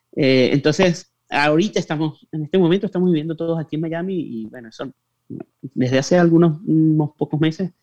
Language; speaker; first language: Spanish; native; Spanish